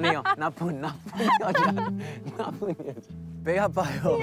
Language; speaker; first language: Korean; non-native, learner; English